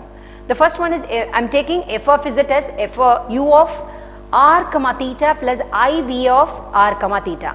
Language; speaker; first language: English; non-native, local second language; Tamil